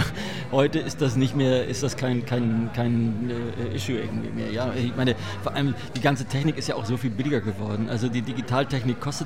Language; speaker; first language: German; native; German